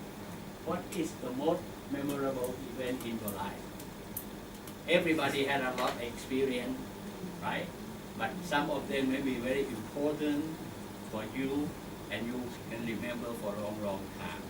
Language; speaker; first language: English; non-native, learner; Thai